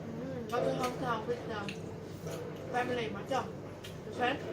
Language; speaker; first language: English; non-native, learner; Vietnamese